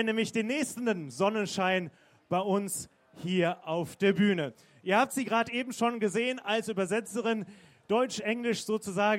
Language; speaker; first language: German; native; German